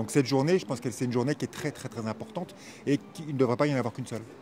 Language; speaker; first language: French; native; French